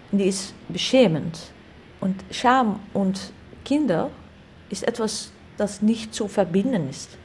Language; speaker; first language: German; non-native, fluent; Dutch